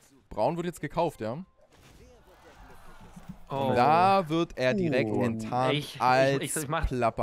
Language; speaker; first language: German; native; German